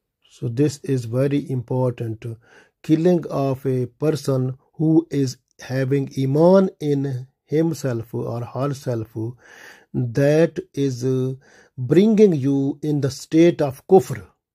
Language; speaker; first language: English; non-native, local second language; Urdu